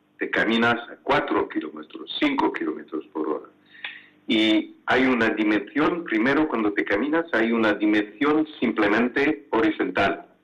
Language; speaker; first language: Spanish; non-native, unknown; French